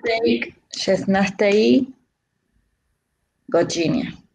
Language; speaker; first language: Polish; non-native, learner; Spanish